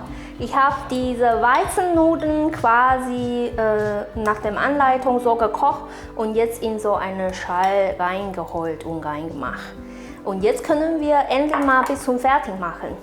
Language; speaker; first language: German; non-native, fluent; Chinese